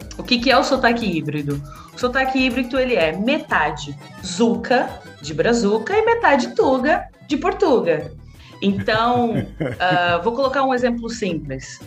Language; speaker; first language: Portuguese; native; Portuguese